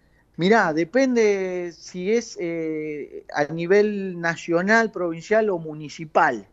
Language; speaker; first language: Spanish; native; Spanish